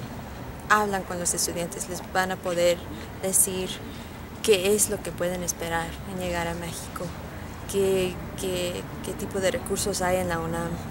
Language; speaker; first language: Spanish; early bilingual, heritage; Spanish